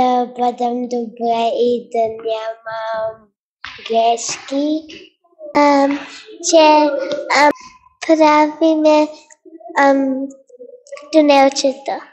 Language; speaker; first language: Bulgarian; early bilingual, heritage; Bulgarian